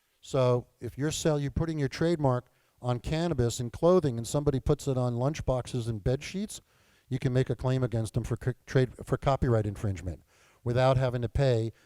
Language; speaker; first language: English; native; English